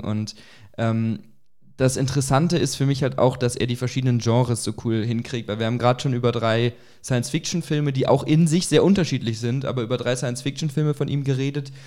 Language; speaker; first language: German; native; German